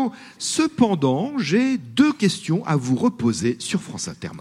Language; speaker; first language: French; native; French